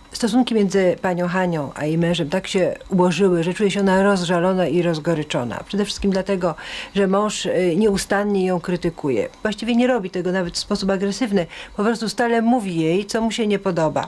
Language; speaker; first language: Polish; native; Polish